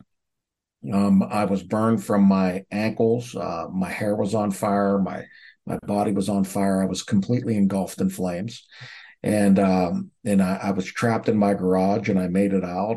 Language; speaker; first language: English; native; English